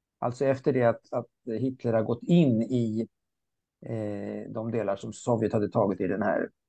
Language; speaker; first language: Swedish; early bilingual, other home language; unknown